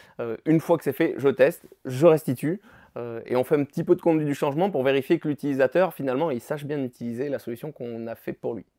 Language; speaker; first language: French; native; French